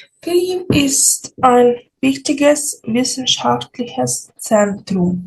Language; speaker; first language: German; non-native, fluent; Ukrainian